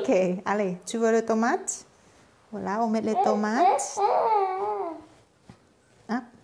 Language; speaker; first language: French; non-native, learner; Thai